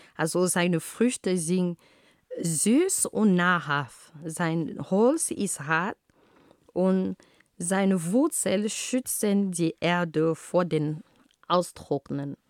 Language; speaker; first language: German; non-native, fluent; Ghomala